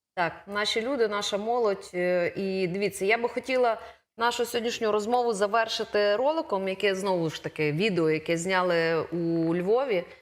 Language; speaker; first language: Ukrainian; native; Ukrainian